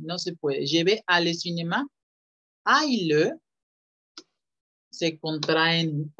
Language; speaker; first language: Spanish; native; Spanish